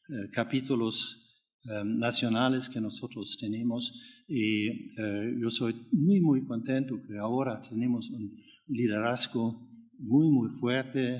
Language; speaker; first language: Spanish; non-native, fluent; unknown